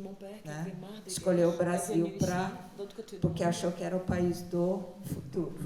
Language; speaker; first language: Portuguese; early bilingual, other home language; Chinese